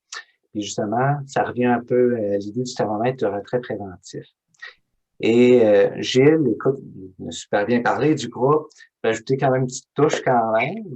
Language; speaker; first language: French; native; French